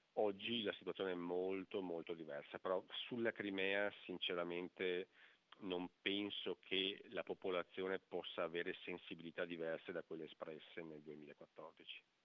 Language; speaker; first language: Italian; native; Italian